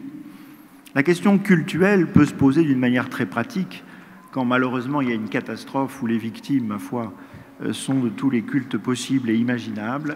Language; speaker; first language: French; native; French